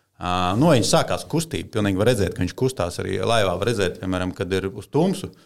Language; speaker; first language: Latvian; native; Latvian